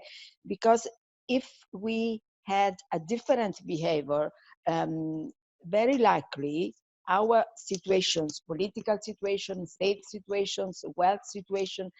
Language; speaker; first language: English; non-native, fluent; Italian